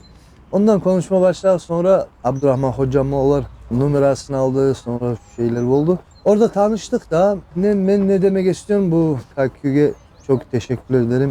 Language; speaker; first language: Turkish; non-native, learner; Kumyk